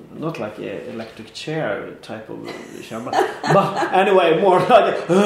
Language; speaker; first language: English; non-native, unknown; Swedish